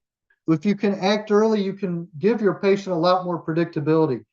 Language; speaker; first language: English; native; English